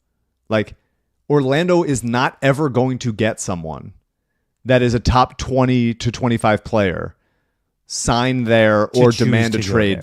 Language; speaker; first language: English; native; English